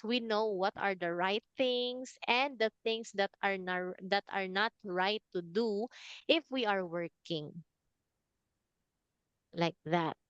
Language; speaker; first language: English; non-native, fluent; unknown